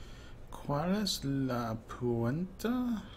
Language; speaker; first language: Spanish; non-native, learner; English